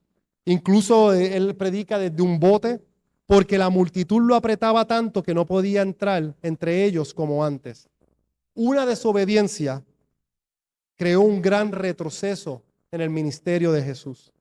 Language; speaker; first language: Spanish; native; Spanish